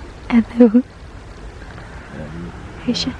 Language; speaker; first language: Albanian; early bilingual, heritage; Albanian